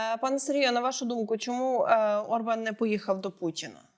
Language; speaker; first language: Ukrainian; native; Ukrainian